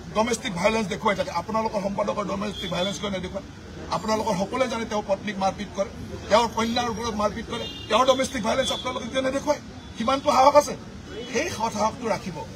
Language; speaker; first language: Assamese; native; Assamese